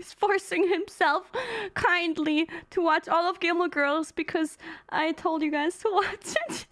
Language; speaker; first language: English; non-native, fluent; German